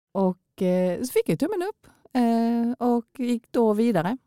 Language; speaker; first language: Swedish; early bilingual, other home language; Korean